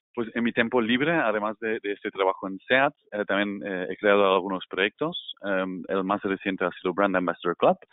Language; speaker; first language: Spanish; non-native, fluent; Dutch